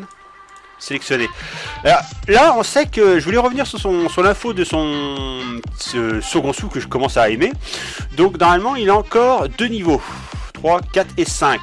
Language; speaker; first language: French; native; French